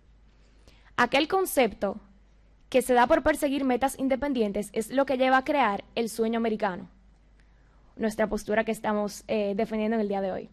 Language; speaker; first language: Spanish; early bilingual, heritage; Spanish